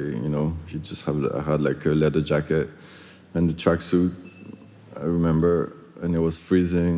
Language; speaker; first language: English; non-native, fluent; French